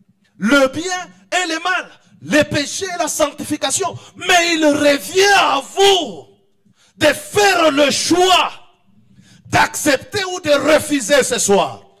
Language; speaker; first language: French; non-native, local second language; Swahili